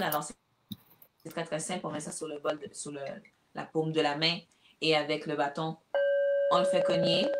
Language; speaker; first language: French; native; French